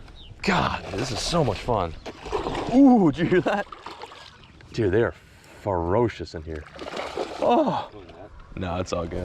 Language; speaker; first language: English; native; English